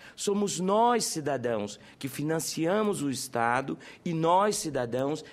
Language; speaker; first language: Portuguese; native; Portuguese